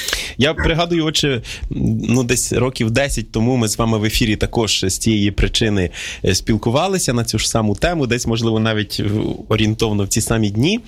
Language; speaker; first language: Ukrainian; native; Ukrainian